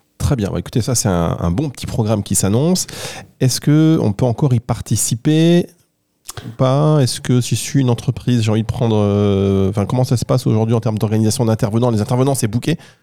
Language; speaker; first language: French; native; French